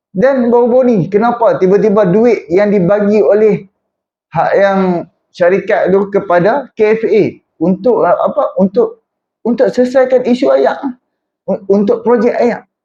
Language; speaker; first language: Malay; native; Malay